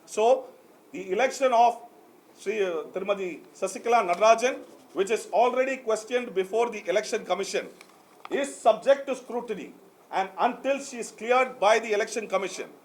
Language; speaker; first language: English; non-native, local second language; Tamil